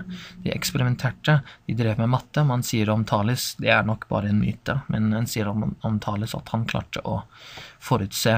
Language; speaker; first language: Norwegian; non-native, fluent; English